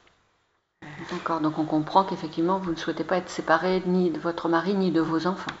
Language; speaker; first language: French; native; French